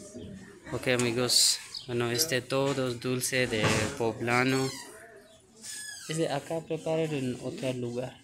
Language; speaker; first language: Spanish; non-native, learner; Hindi